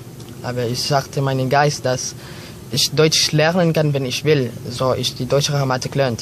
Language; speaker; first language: German; non-native, learner; Filipino